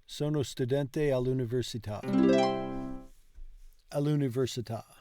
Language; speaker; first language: Italian; non-native, learner; English